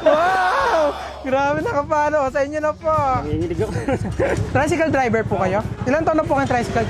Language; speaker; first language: Filipino; native; Filipino